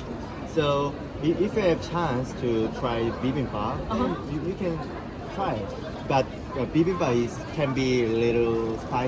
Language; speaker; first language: English; non-native, learner; Korean